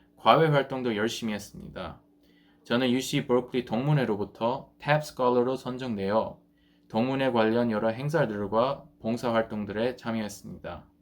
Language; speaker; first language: Korean; early bilingual, heritage; English